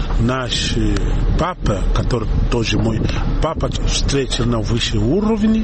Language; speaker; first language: Russian; non-native, learner; Portuguese